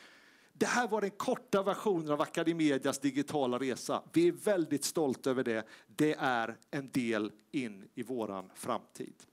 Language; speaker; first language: Swedish; native; Swedish